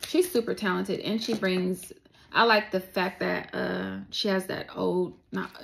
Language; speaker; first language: English; native; English